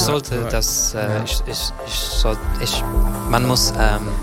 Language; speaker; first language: German; non-native, fluent; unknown